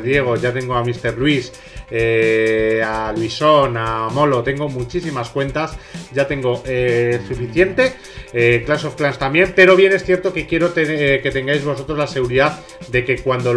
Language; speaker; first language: Spanish; native; Spanish